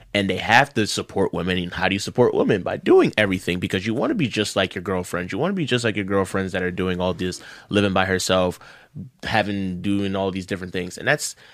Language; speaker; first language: English; early bilingual, other home language; Yoruba